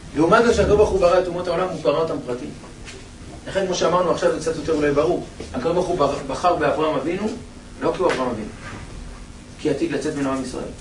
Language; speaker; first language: Hebrew; native; Hebrew